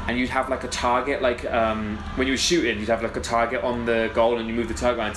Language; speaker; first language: English; native; English